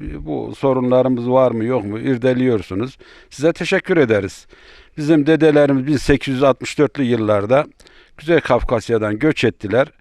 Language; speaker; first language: Turkish; native; Turkish